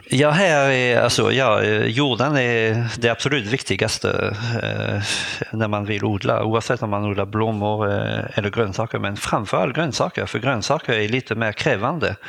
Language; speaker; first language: Swedish; non-native, fluent; French